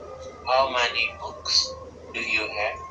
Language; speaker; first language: English; non-native, learner; Indonesian